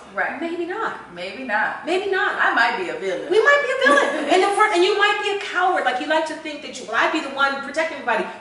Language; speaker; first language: English; native; English